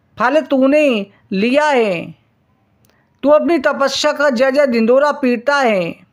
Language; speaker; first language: Hindi; native; Hindi